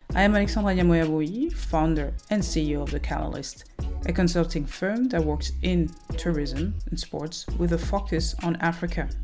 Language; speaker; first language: English; non-native, fluent; Rundi